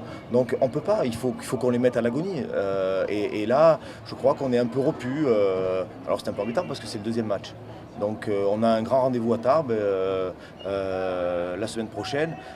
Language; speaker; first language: French; native; French